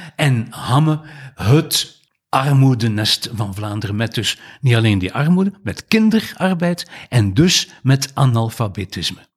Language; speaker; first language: Dutch; native; Dutch